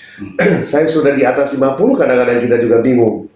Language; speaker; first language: Indonesian; non-native, fluent; English